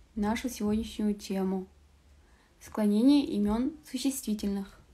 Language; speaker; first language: Russian; non-native, local second language; Kazakh